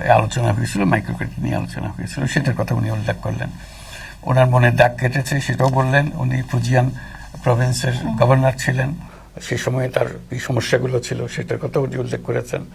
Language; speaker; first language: Bangla; native; Bangla